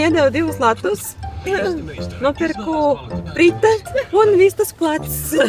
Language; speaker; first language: Latvian; native; Latvian